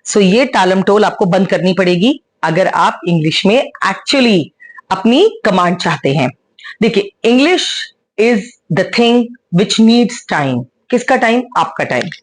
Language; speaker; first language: Hindi; native; Hindi